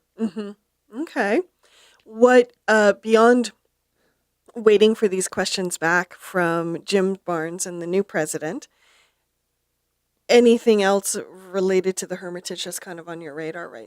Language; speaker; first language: English; native; English